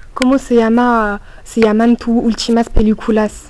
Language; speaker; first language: Spanish; non-native, learner; French